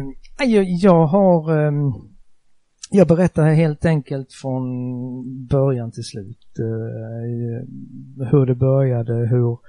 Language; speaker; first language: Swedish; native; Swedish